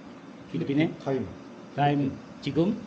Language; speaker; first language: Korean; non-native, learner; Filipino